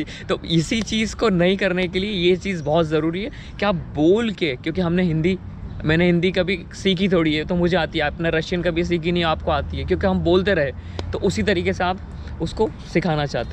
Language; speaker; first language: Hindi; native; Hindi